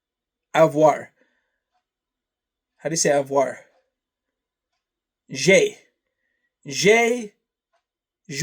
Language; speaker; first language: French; non-native, learner; English